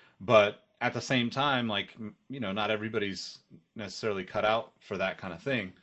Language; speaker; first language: English; native; English